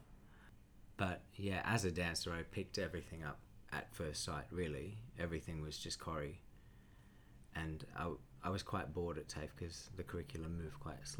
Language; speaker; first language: English; native; English